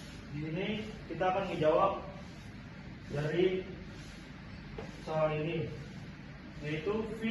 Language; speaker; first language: Indonesian; native; Indonesian